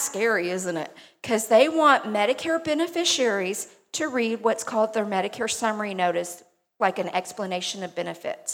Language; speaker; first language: English; native; English